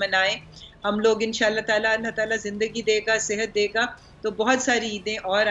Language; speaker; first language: Urdu; native; Urdu